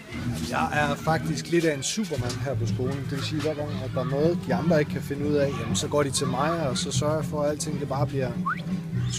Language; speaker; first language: Danish; native; Danish